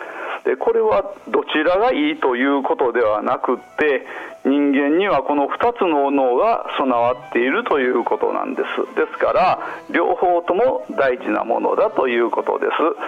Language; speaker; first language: Japanese; native; Japanese